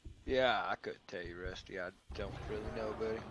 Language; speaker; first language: English; native; English